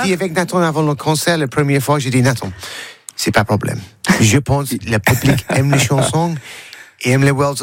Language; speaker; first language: French; non-native, learner; English